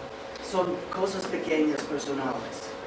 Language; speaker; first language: Spanish; non-native, fluent; English